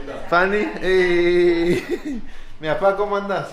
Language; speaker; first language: Spanish; early bilingual, heritage; Spanish